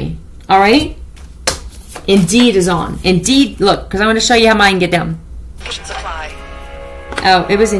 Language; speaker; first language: English; native; English